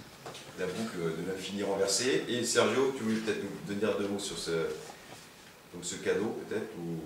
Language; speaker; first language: French; native; French